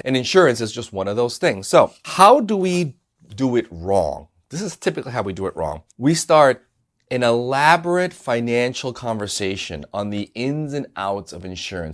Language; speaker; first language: English; native; English